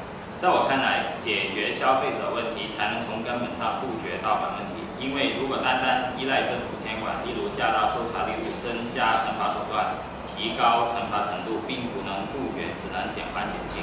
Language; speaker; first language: Chinese; native; Chinese